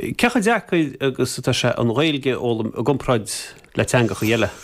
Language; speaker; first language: Irish; native; Irish